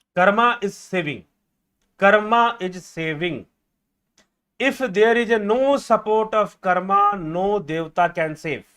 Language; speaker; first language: English; non-native, local second language; Hindi